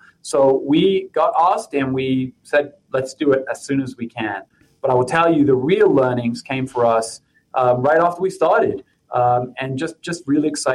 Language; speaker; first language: English; native; English